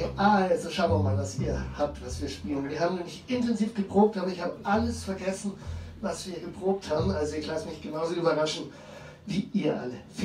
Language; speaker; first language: German; native; German